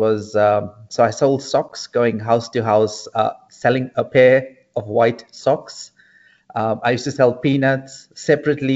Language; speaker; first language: English; native; English